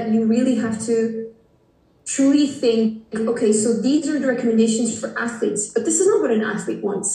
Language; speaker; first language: English; non-native, fluent; Portuguese